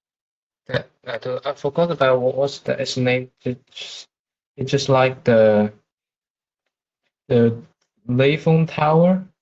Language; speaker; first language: English; non-native, fluent; Chinese